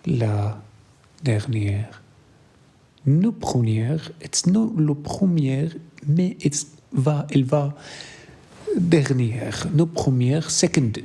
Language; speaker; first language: French; non-native, learner; Arabic